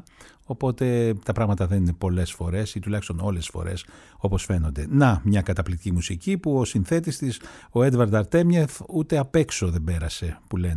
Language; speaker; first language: Greek; native; Greek